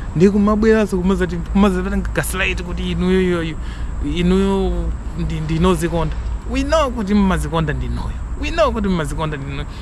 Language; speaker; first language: Nyanja; non-native, local second language; Tumbuka